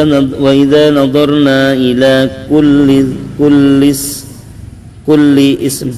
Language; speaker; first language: Arabic; non-native, learner; Indonesian